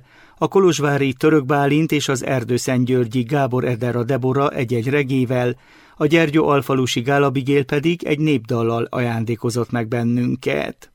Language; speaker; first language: Hungarian; native; Hungarian